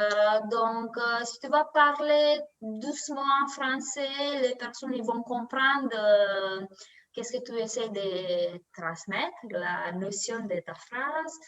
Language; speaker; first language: French; non-native, learner; Romanian